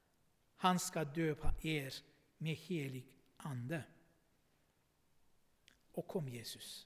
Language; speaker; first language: Swedish; non-native, fluent; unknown